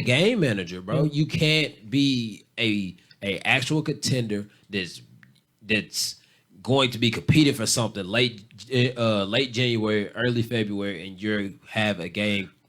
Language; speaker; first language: English; native; English